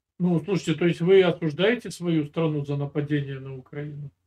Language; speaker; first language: Russian; native; Russian